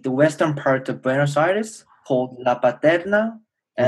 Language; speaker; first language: English; non-native, fluent; Korean